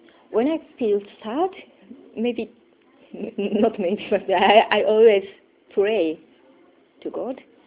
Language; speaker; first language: English; non-native, learner; Japanese